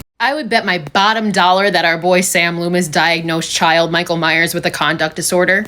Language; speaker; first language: English; native; English